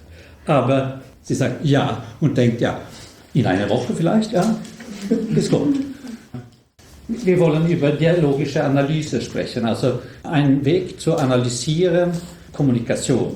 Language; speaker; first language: German; non-native, learner; Swedish